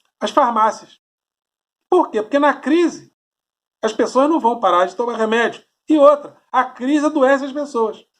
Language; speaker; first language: Portuguese; native; Portuguese